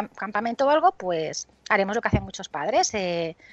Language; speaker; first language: Spanish; native; Spanish